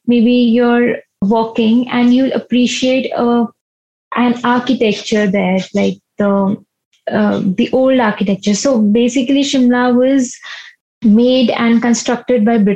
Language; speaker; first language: English; non-native, local second language; Hindi